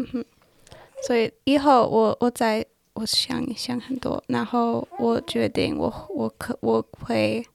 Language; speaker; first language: Chinese; non-native, learner; English